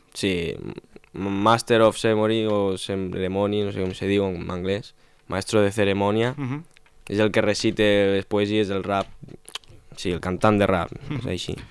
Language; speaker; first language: Catalan; non-native, local second language; Spanish